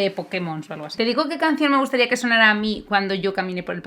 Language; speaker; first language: Spanish; native; Spanish